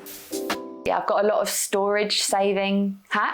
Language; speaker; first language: English; native; English